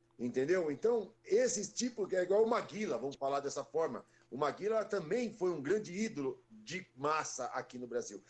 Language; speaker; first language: Portuguese; native; Portuguese